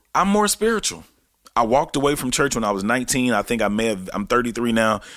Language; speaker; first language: English; native; English